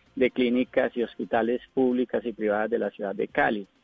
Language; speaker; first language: Spanish; native; Spanish